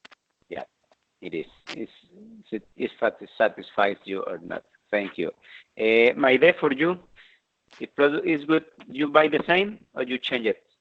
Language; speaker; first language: English; non-native, fluent; Spanish